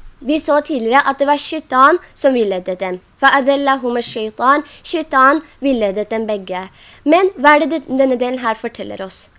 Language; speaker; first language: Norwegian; non-native, local second language; Urdu